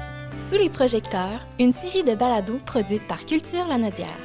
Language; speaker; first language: French; native; French